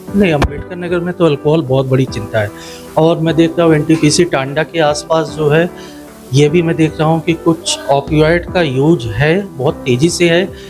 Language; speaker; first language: Hindi; native; Hindi